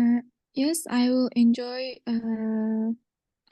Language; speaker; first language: English; non-native, learner; Kazakh